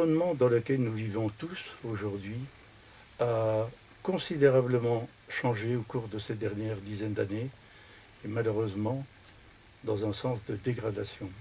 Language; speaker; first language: French; native; French